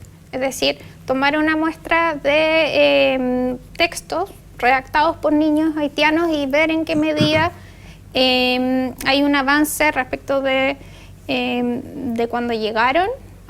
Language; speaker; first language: Spanish; native; Spanish